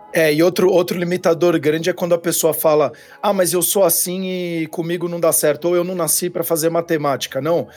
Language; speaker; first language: Portuguese; native; Portuguese